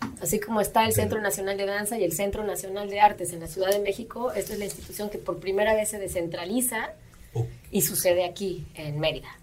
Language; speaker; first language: Spanish; native; Spanish